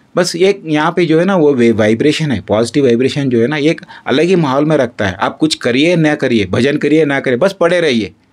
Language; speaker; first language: Hindi; non-native, local second language; Kannada